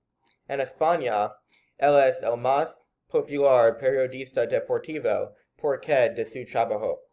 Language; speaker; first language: Spanish; non-native, learner; English